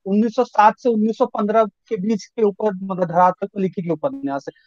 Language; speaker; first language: Hindi; native; Hindi